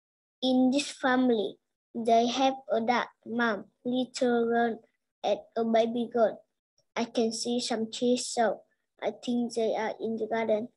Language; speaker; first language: English; non-native, learner; Vietnamese